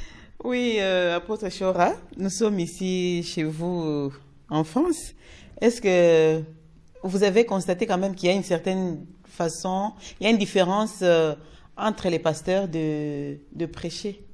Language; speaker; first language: French; non-native, local second language; Lingala